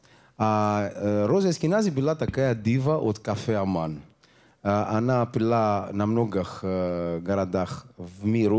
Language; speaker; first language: Russian; non-native, learner; Greek